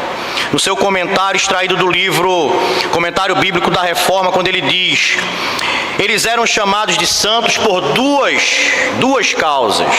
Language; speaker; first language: Portuguese; native; Portuguese